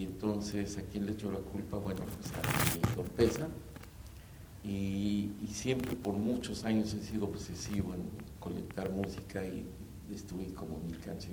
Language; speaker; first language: Spanish; native; Spanish